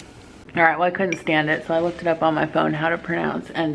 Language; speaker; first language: English; native; English